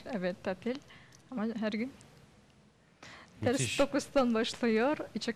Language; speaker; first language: Turkish; non-native, learner; Yakut